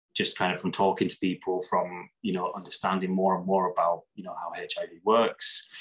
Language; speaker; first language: English; native; English